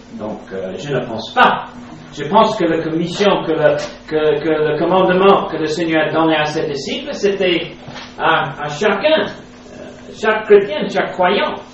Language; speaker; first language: French; non-native, fluent; English